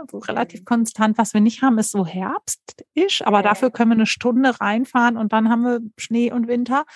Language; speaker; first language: German; native; German